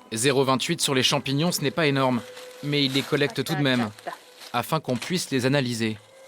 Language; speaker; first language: French; native; French